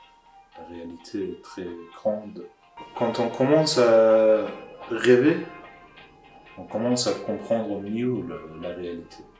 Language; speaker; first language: French; non-native, learner; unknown